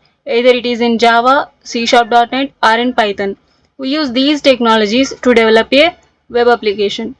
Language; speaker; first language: English; non-native, local second language; Telugu